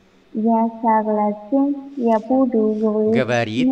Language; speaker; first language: Russian; non-native, learner; Vietnamese